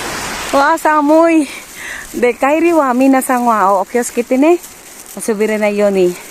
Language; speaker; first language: Japanese; non-native, learner; Filipino